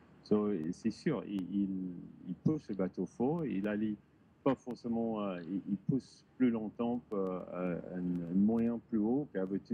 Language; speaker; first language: French; non-native, learner; English